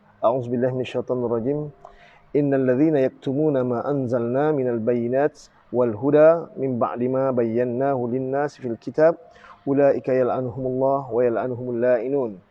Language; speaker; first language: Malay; native; Malay